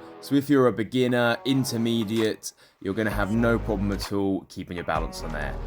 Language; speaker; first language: English; native; English